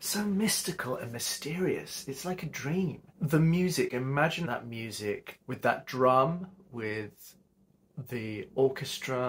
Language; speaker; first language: English; native; English